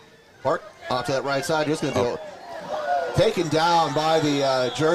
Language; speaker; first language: English; native; English